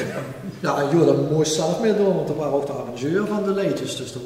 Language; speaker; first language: Dutch; native; Dutch